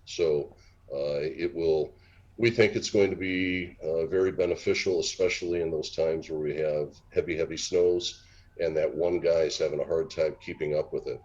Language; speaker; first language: English; native; English